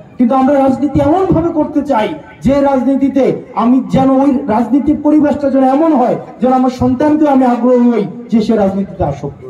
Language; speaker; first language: Bangla; native; Bangla